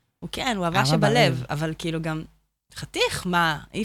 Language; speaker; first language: Hebrew; native; Hebrew